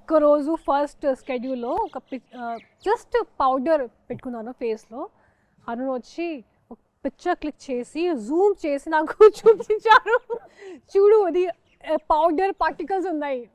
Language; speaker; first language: Telugu; non-native, fluent; Hindi